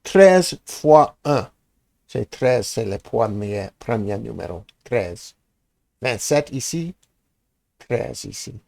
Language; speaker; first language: French; non-native, learner; English